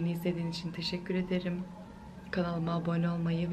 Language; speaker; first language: Turkish; native; Turkish